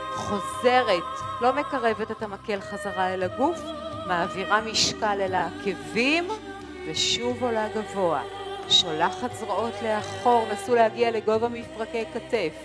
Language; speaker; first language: Hebrew; native; Hebrew